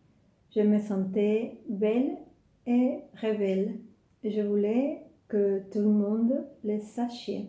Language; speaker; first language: French; non-native, fluent; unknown